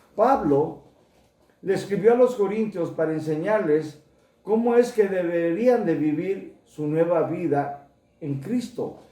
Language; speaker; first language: Spanish; early bilingual, heritage; Spanish